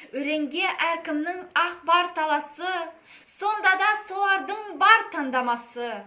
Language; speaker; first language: Kazakh; non-native, local second language; Russian